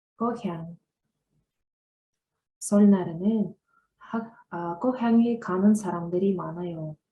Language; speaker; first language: Korean; non-native, learner; Russian